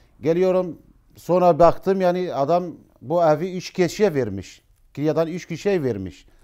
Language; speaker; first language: Turkish; non-native, learner; Arabic